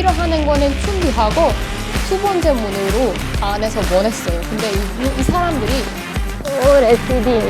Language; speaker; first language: Korean; non-native, learner; Persian